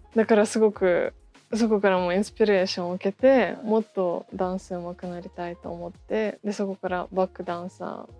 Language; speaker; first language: Japanese; non-native, fluent; Russian